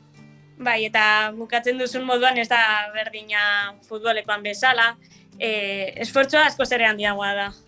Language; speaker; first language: Basque; non-native, local second language; Spanish